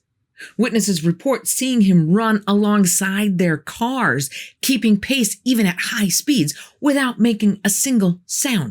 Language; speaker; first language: English; native; English